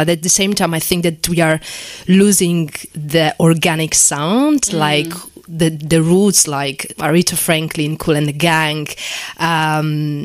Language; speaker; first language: English; non-native, fluent; Polish